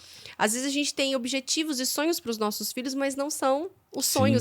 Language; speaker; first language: Portuguese; native; Portuguese